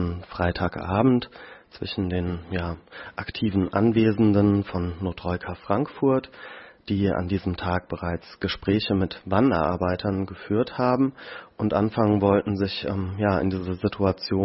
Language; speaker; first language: German; native; German